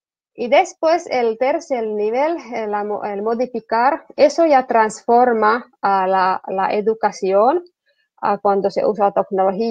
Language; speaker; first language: Spanish; non-native, fluent; Finnish